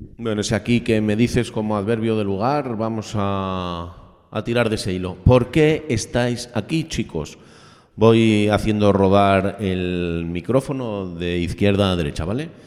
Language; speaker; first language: Spanish; native; Spanish